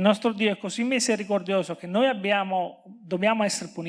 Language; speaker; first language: Italian; native; Italian